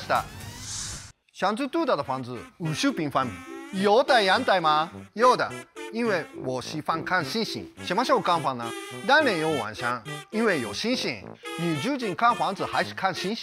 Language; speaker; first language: Japanese; native; Japanese